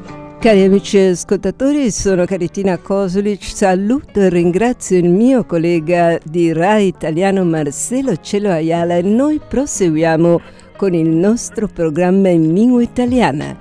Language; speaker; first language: Italian; non-native, fluent; Spanish